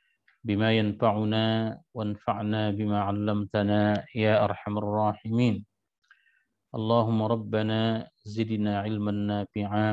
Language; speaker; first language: Arabic; non-native, fluent; Malay